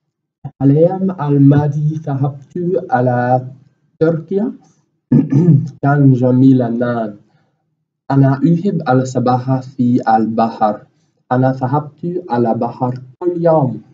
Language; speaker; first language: Arabic; non-native, learner; English